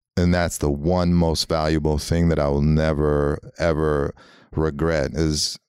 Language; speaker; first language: English; early bilingual, other home language; Armenian